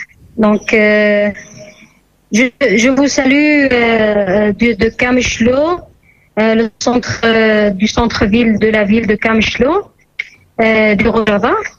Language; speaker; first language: French; non-native, fluent; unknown